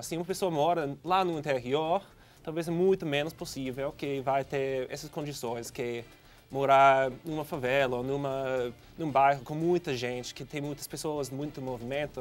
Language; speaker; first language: Portuguese; non-native, fluent; English